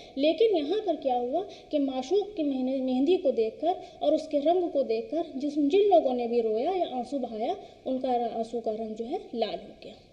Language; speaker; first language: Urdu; native; Urdu